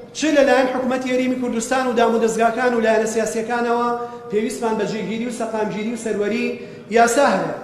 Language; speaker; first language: Central Kurdish; native; Central Kurdish